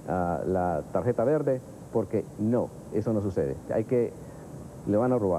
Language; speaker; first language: Spanish; native; Spanish